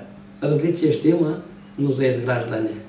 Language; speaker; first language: Bulgarian; non-native, local second language; Turkish